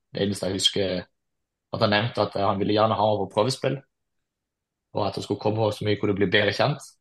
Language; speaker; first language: Norwegian; native; Norwegian